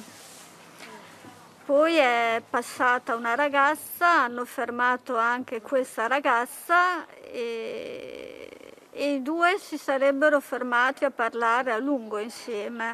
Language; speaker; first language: Italian; native; Italian